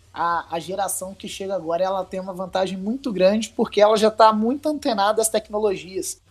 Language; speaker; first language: Portuguese; native; Portuguese